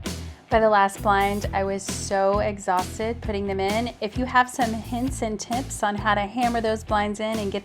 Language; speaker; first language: English; native; English